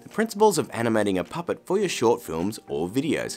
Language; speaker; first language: English; native; English